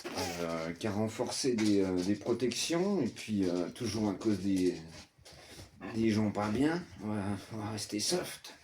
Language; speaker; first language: French; native; French